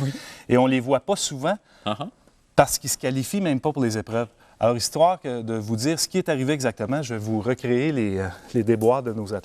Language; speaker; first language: French; native; French